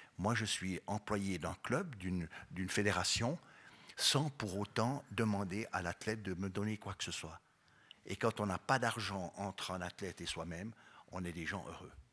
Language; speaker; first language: French; native; French